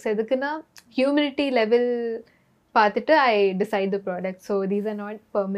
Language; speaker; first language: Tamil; non-native, learner; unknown